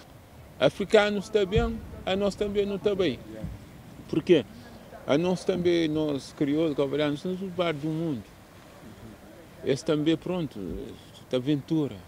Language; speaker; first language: Portuguese; non-native, local second language; Kabuverdianu